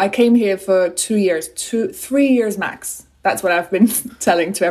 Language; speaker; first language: English; non-native, fluent; Polish